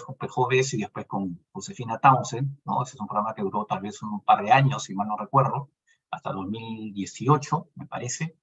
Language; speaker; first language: Spanish; native; Spanish